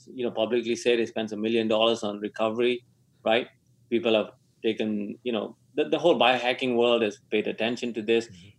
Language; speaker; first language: English; non-native, local second language; Tamil